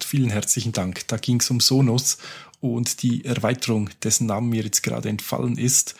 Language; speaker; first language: German; native; German